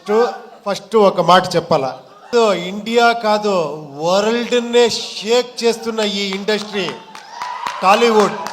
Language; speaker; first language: Telugu; non-native, local second language; Kannada